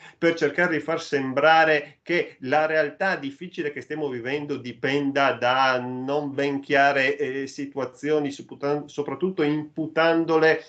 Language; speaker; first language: Italian; native; Italian